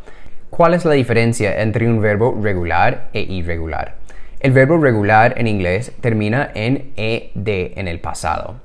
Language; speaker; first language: Spanish; non-native, fluent; English